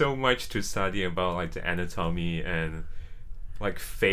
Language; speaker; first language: English; non-native, local second language; Chinese